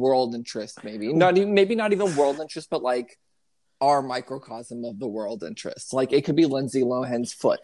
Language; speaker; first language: English; native; English